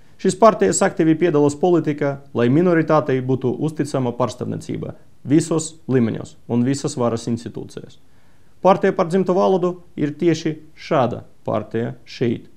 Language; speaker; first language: Latvian; non-native, local second language; Russian